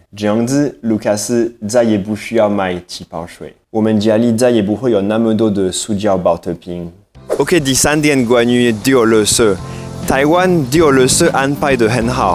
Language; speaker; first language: Chinese; non-native, fluent; French